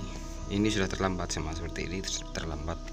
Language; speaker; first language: Indonesian; native; Indonesian